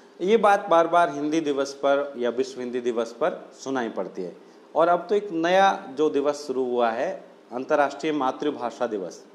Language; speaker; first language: Hindi; non-native, local second language; Rajasthani